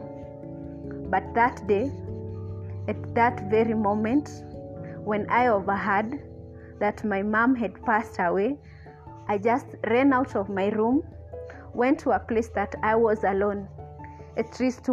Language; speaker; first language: English; non-native, local second language; Kikuyu